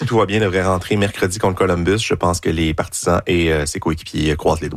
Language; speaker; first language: French; native; French